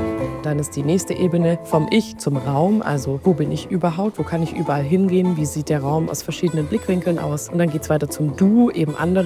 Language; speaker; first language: German; native; German